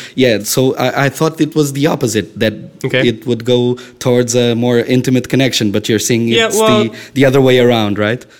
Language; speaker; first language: English; non-native, fluent; Portuguese